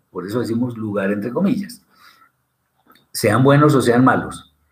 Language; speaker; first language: Spanish; native; Spanish